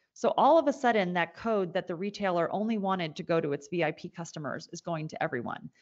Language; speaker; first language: English; native; English